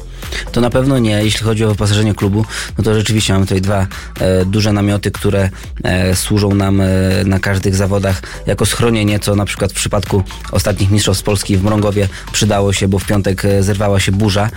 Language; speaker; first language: Polish; native; Polish